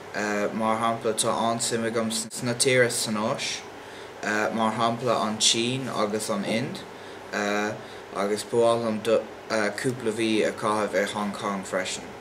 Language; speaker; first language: Irish; non-native, local second language; English